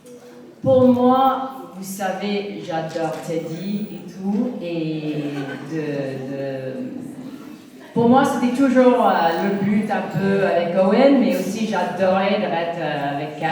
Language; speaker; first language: French; non-native, learner; English